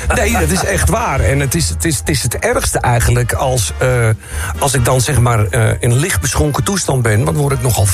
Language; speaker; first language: Dutch; native; Dutch